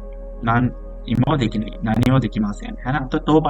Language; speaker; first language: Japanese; non-native, fluent; Hindi